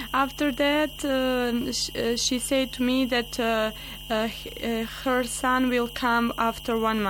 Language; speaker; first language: English; non-native, learner; Bosnian